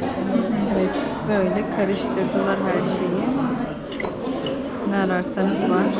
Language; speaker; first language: Turkish; early bilingual, heritage; Turkish